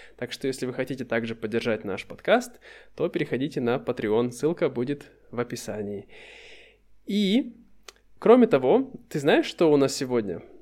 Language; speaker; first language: Russian; native; Russian